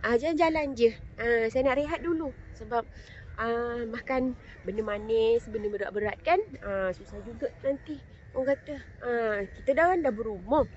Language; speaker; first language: Malay; native; Malay